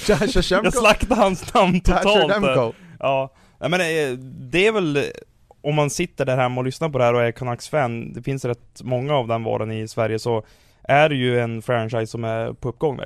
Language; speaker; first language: Swedish; native; Swedish